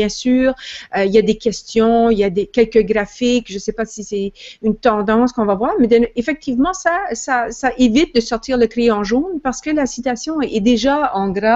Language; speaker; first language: French; native; French